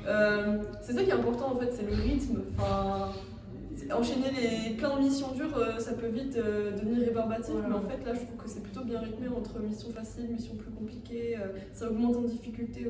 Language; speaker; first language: French; native; French